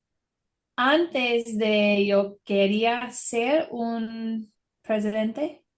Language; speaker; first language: Spanish; non-native, learner; English